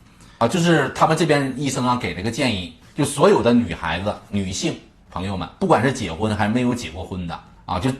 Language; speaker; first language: Chinese; native; Chinese